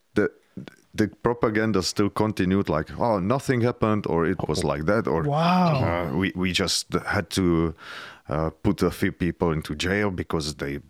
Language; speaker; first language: English; non-native, fluent; Czech